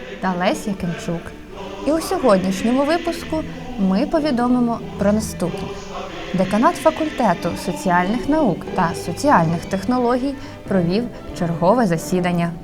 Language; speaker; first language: Ukrainian; native; Ukrainian